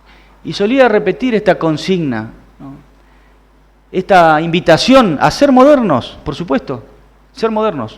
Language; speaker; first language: Spanish; native; Spanish